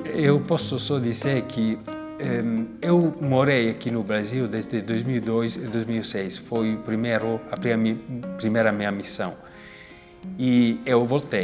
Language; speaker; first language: Portuguese; non-native, fluent; Italian